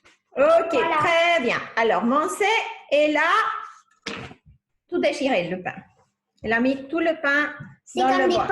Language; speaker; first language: French; non-native, fluent; Spanish